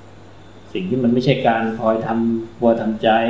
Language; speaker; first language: Thai; native; Thai